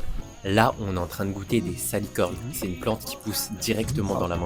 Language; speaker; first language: French; native; French